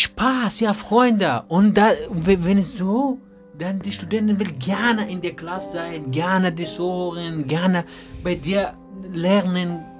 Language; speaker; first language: German; non-native, learner; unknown